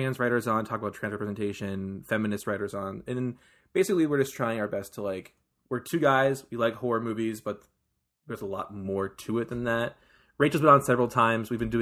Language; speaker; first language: English; native; English